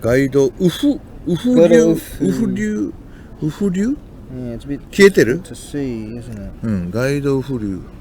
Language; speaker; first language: Japanese; native; Japanese